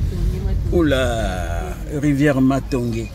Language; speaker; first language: French; non-native, local second language; Lingala